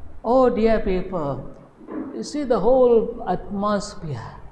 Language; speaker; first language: English; non-native, local second language; Tamil